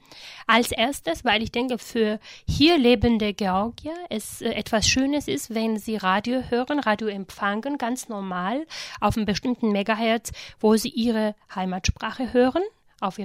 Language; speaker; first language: German; non-native, fluent; Georgian